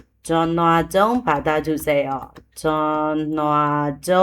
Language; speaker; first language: Korean; non-native, fluent; Burmese